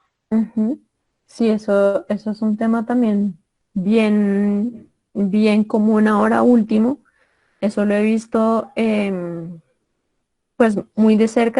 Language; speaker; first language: Spanish; native; Spanish